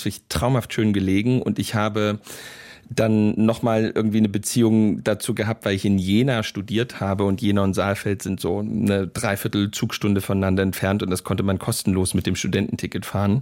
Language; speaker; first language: German; native; German